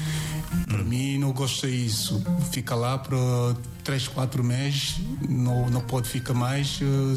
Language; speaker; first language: Portuguese; non-native, learner; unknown